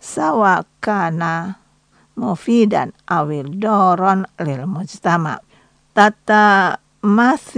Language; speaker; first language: Arabic; non-native, fluent; Indonesian